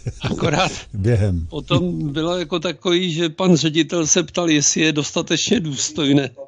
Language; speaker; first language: Czech; native; Czech